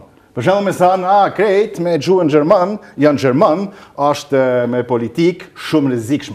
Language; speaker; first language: Albanian; non-native, learner; German